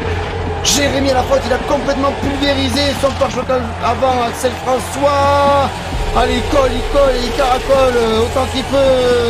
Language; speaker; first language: French; native; French